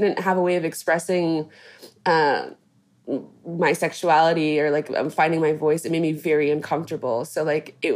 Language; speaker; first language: English; native; English